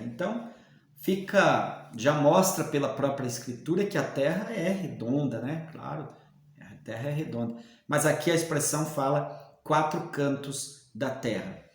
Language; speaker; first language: Portuguese; native; Portuguese